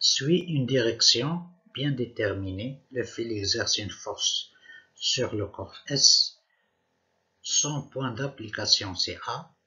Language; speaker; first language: French; non-native, local second language; Arabic